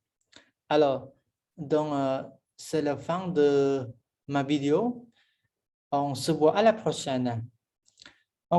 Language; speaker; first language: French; non-native, fluent; Khmer